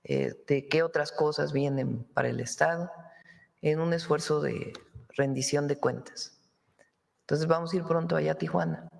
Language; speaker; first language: Spanish; native; Spanish